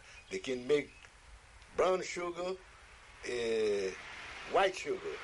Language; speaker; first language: English; early bilingual, other home language; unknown